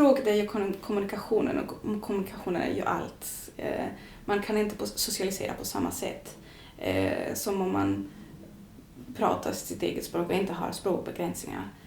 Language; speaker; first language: Swedish; non-native, fluent; Greek